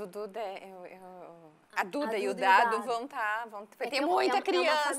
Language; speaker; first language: Portuguese; native; Portuguese